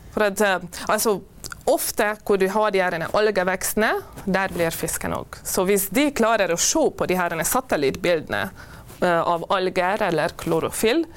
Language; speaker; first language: Norwegian; non-native, fluent; Hungarian